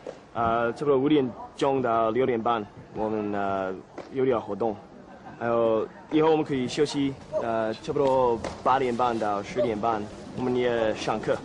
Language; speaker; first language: Chinese; non-native, learner; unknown